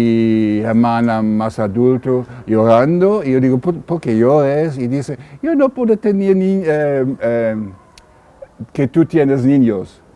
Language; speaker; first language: Spanish; non-native, learner; German